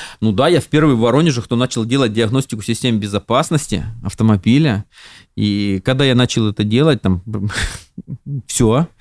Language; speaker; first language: Russian; native; Russian